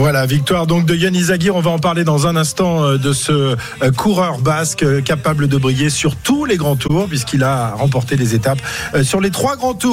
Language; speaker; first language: French; native; French